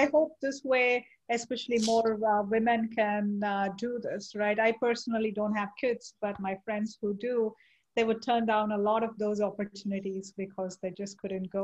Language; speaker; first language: English; non-native, local second language; Kannada